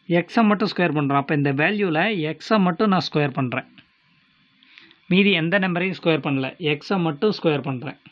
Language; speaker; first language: Tamil; native; Tamil